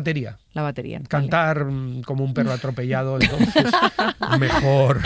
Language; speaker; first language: Spanish; native; Spanish